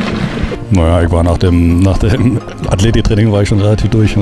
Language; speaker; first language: German; native; German